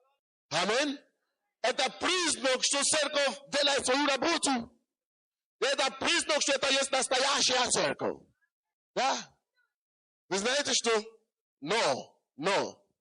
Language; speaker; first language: Russian; non-native, fluent; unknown